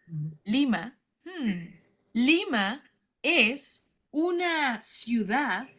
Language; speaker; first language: Spanish; non-native, learner; English